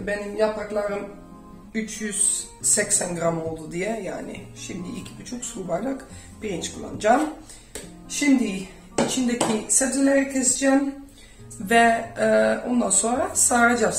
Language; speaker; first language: Turkish; non-native, fluent; Dutch